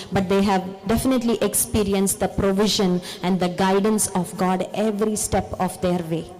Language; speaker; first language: English; non-native, local second language; Telugu